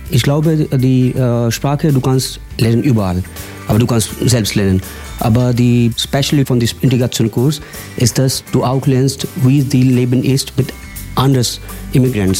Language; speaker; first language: German; non-native, learner; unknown